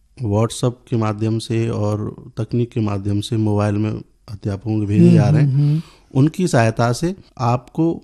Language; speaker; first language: Hindi; native; Hindi